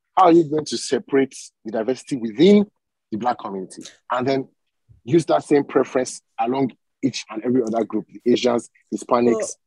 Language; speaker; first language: English; non-native, local second language; Yoruba